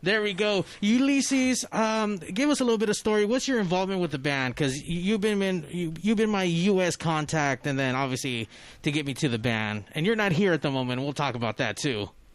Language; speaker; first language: English; native; English